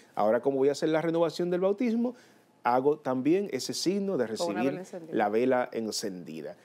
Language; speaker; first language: Spanish; native; Spanish